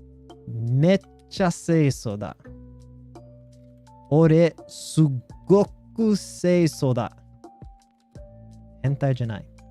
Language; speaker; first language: Japanese; non-native, learner; English